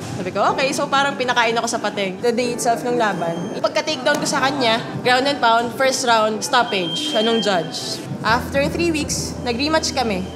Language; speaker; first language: Filipino; native; Filipino